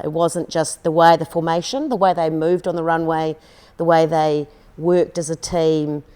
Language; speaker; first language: English; native; English